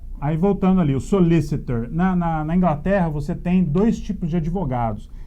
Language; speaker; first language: Portuguese; native; Portuguese